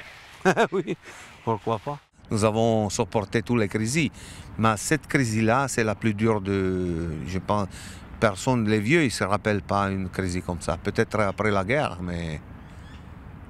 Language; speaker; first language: French; non-native, learner; Italian